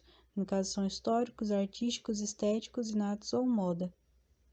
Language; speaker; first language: Portuguese; native; Portuguese